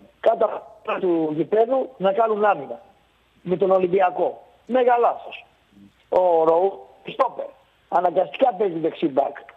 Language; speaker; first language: Greek; native; Greek